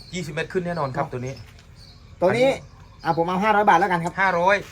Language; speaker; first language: Thai; non-native, local second language; Northern Khmer